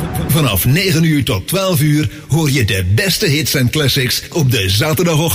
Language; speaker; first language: Dutch; native; Dutch